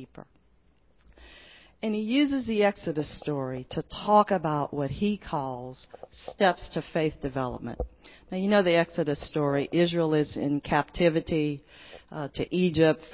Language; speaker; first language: English; native; English